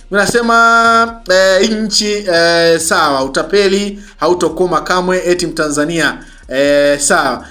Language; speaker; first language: Swahili; native; Swahili